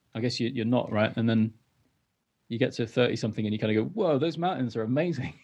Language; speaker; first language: English; native; English